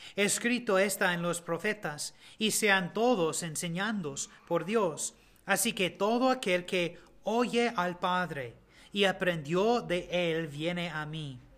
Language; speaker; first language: Spanish; non-native, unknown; English